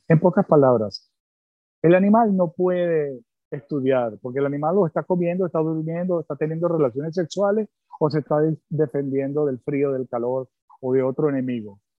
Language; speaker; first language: Spanish; early bilingual, other home language; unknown